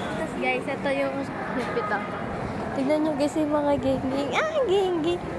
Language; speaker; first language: Filipino; native; Filipino